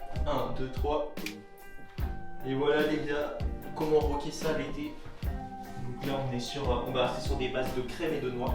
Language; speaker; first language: French; native; French